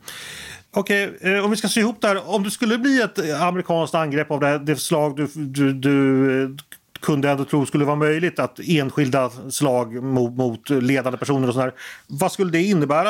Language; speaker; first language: Swedish; native; Swedish